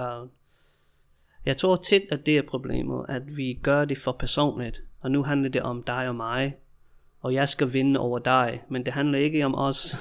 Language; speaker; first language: Danish; non-native, fluent; English